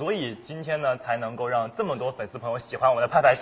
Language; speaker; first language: Chinese; native; Chinese